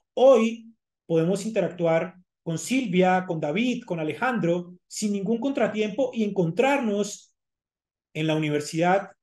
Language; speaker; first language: Spanish; native; Spanish